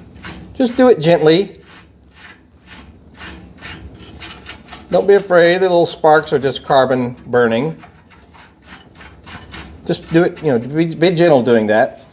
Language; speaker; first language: English; native; English